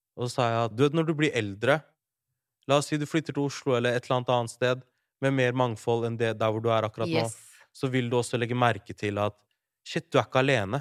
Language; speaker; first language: Norwegian; native; Norwegian